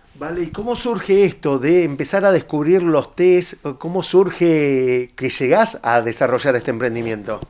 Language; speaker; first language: Spanish; native; Spanish